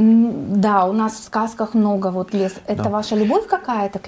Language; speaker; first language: Russian; native; Russian